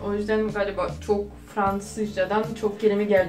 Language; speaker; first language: Turkish; non-native, fluent; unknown